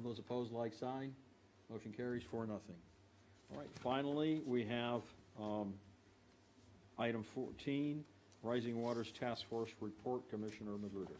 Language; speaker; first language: English; native; English